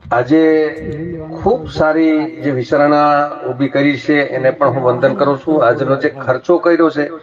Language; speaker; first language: Gujarati; non-native, local second language; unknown